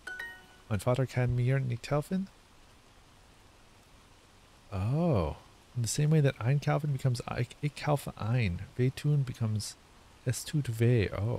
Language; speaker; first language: German; non-native, learner; English